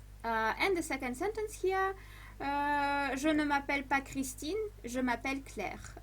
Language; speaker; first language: French; non-native, fluent; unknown